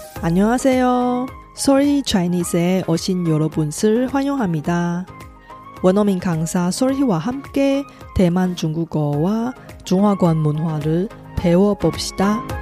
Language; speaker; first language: Korean; non-native, fluent; Chinese